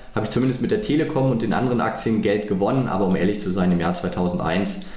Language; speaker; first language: German; native; German